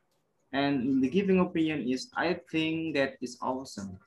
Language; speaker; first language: English; non-native, learner; Indonesian